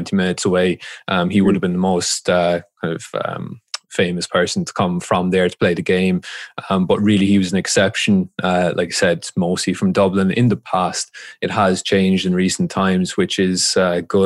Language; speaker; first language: English; native; English